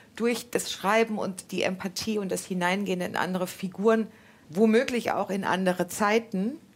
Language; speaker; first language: German; native; German